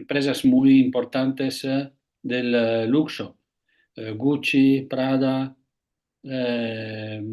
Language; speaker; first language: Spanish; non-native, fluent; Italian